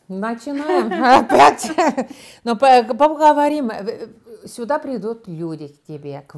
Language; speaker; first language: Russian; non-native, learner; Estonian